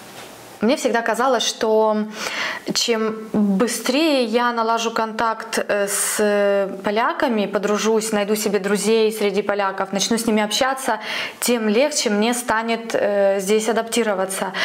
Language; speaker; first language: Russian; native; Russian